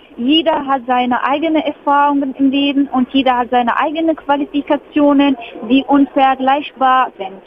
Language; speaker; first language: German; non-native, fluent; Arabic